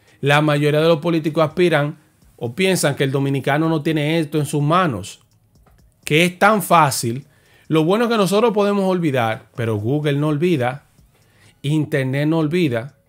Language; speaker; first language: Spanish; native; Spanish